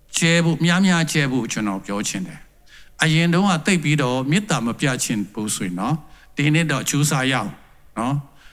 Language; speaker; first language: Burmese; non-native, local second language; Tedim Chin